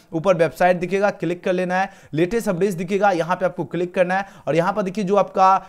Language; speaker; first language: Hindi; native; Hindi